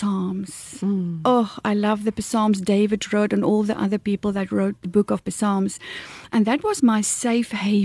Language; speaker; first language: English; non-native, fluent; Afrikaans